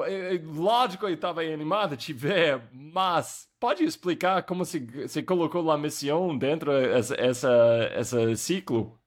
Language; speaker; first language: Portuguese; non-native, fluent; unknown